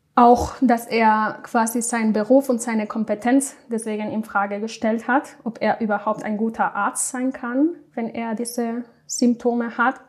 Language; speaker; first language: German; non-native, fluent; Spanish